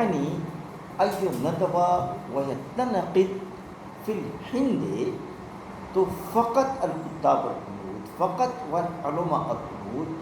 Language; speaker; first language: Arabic; non-native, fluent; Urdu